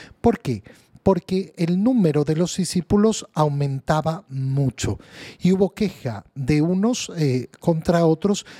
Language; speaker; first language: Spanish; native; Spanish